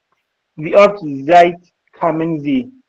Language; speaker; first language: German; non-native, learner; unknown